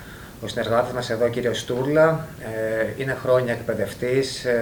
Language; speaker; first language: Greek; native; Greek